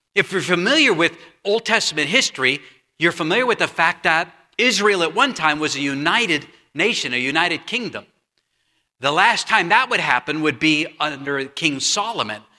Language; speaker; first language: English; native; English